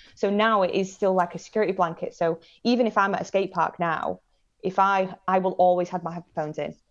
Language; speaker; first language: English; native; English